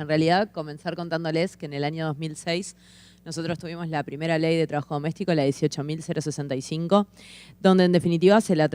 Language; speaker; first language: Spanish; native; Spanish